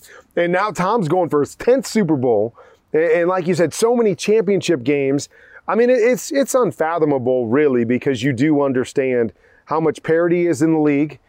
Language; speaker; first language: English; native; English